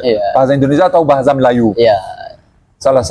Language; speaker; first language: Indonesian; non-native, learner; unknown